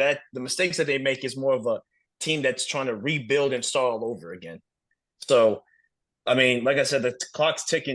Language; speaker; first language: English; native; English